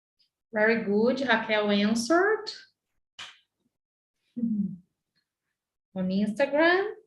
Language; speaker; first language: English; non-native, fluent; Portuguese